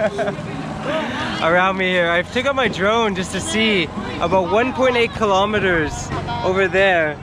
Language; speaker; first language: English; native; English